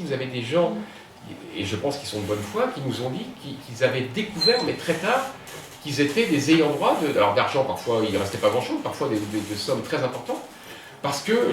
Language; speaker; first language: French; native; French